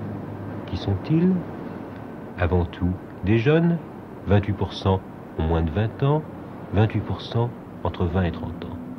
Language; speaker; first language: French; native; French